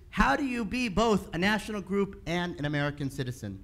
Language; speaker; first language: English; native; English